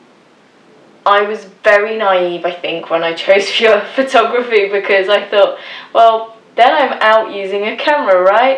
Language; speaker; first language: English; native; English